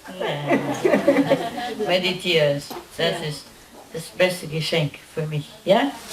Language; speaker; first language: German; non-native, learner; Vietnamese